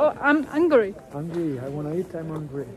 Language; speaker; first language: English; non-native, fluent; Italian